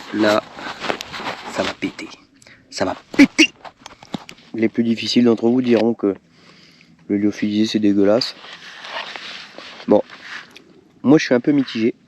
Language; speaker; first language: French; native; French